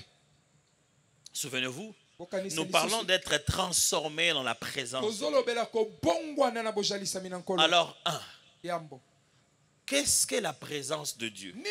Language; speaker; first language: French; non-native, local second language; Lingala